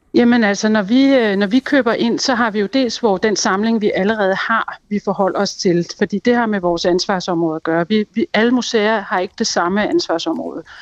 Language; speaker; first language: Danish; native; Danish